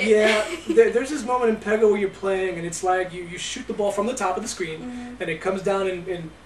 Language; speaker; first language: English; native; English